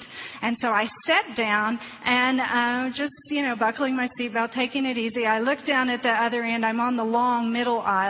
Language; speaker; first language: English; native; English